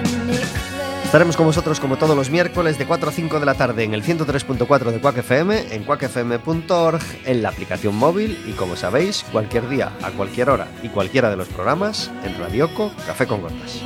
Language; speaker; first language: Spanish; native; Spanish